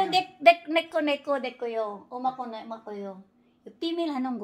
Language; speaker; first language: Korean; non-native, learner; Filipino